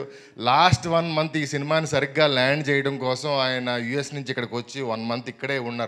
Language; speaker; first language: Telugu; native; Telugu